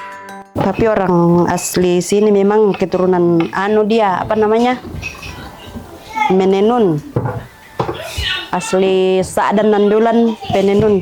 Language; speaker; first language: Indonesian; non-native, local second language; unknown